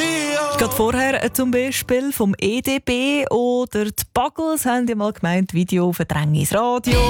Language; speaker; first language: German; native; German